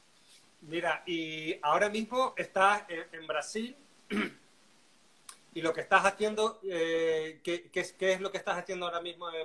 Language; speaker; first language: Portuguese; non-native, learner; Spanish